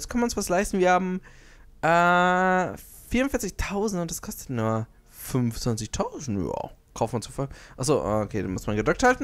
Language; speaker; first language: German; native; German